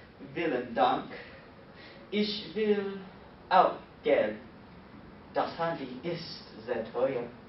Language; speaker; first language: German; non-native, learner; English